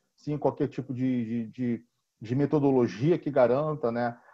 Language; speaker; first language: Portuguese; native; Portuguese